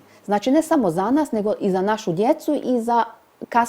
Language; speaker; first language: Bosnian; early bilingual, heritage; Bosnian